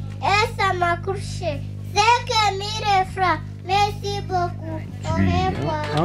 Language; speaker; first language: French; non-native, learner; Kinyarwanda